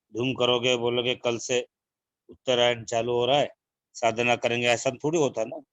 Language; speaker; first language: Hindi; non-native, local second language; Marathi